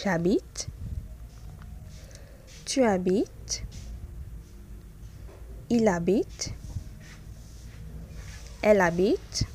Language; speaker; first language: French; non-native, fluent; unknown